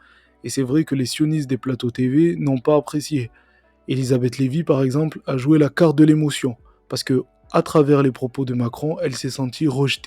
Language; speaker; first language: French; native; French